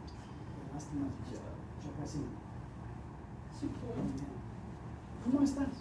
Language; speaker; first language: Spanish; non-native, fluent; English